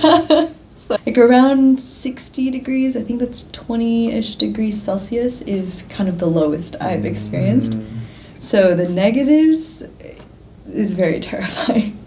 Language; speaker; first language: English; early bilingual, other home language; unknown